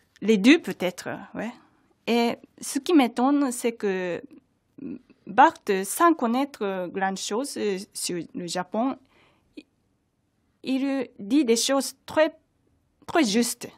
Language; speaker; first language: French; non-native, fluent; Japanese